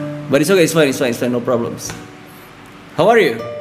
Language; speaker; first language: English; non-native, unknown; Indonesian